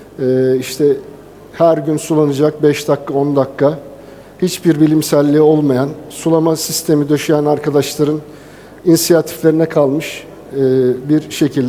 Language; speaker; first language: Turkish; native; Turkish